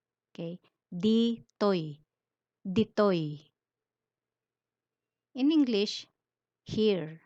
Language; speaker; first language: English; non-native, local second language; Filipino